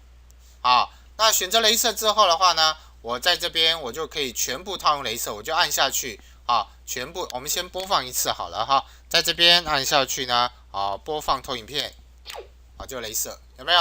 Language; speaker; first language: Chinese; native; Chinese